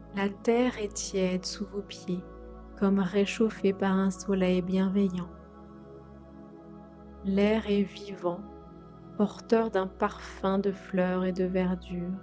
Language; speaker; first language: French; native; French